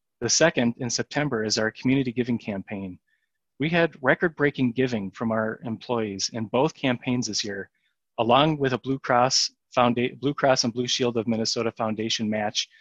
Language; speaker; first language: English; native; English